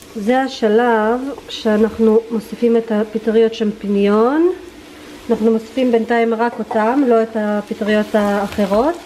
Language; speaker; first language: Hebrew; early bilingual, other home language; Russian